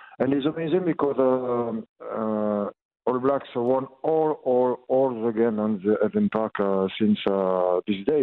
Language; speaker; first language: English; non-native, learner; French